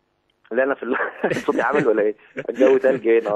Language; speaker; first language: Arabic; native; Arabic